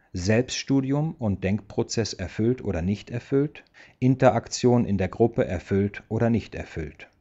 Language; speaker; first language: German; native; German